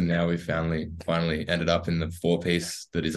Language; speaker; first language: English; native; English